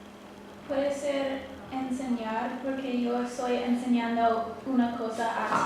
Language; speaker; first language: Spanish; non-native, learner; English